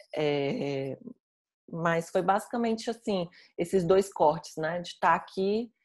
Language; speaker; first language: Portuguese; native; Portuguese